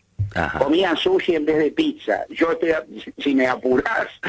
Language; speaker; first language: Spanish; native; Spanish